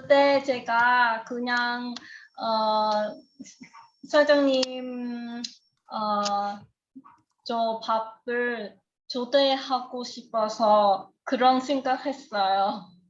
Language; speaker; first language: Korean; non-native, learner; Vietnamese